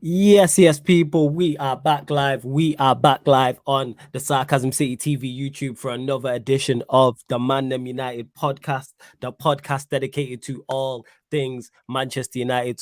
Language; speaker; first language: English; native; English